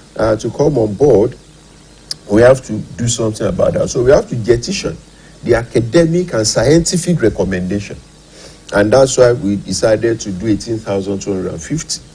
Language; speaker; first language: English; non-native, local second language; Yoruba